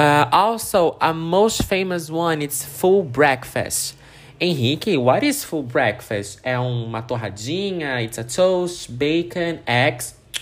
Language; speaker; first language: English; non-native, fluent; Portuguese